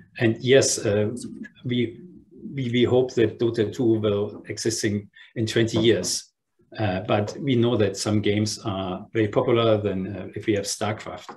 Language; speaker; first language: English; non-native, fluent; German